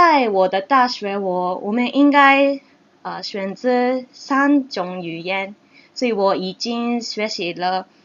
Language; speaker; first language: Chinese; non-native, learner; Japanese